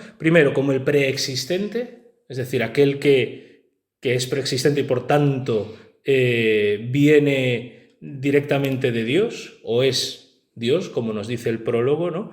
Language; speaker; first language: Spanish; native; Spanish